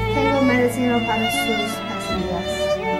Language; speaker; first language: Spanish; non-native, learner; English